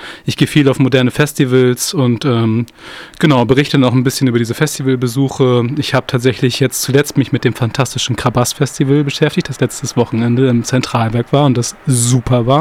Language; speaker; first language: German; native; German